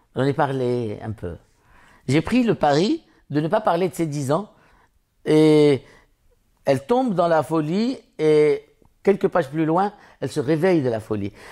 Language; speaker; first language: French; non-native, local second language; Arabic